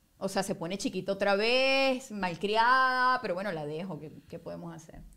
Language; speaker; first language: Spanish; native; Spanish